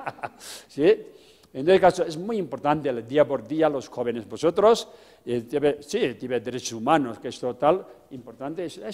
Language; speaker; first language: Spanish; non-native, fluent; Tibetan